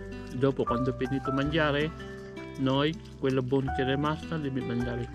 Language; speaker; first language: Italian; non-native, learner; Filipino